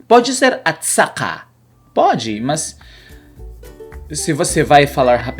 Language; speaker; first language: Portuguese; non-native, fluent; Filipino